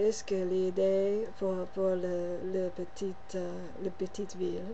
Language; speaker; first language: French; non-native, learner; English